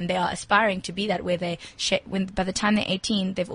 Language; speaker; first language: English; native; English